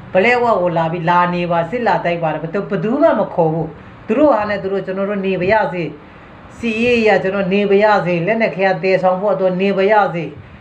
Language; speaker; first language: Burmese; non-native, local second language; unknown